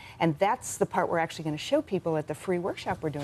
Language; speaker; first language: English; native; English